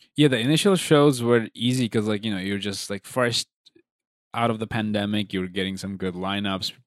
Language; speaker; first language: English; non-native, local second language; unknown